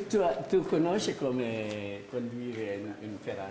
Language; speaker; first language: Italian; non-native, learner; English